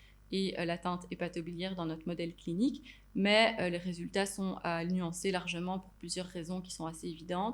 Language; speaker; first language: French; native; French